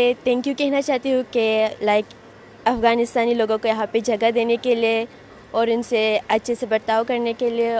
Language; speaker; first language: Hindi; non-native, learner; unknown